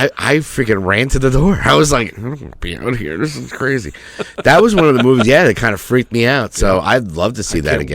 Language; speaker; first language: English; native; English